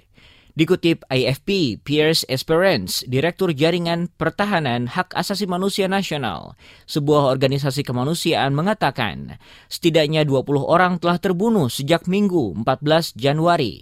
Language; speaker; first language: Indonesian; native; Indonesian